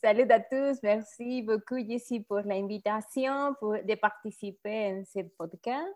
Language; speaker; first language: French; non-native, fluent; Spanish